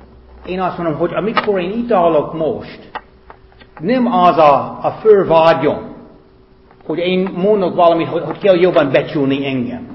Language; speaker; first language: Hungarian; non-native, fluent; English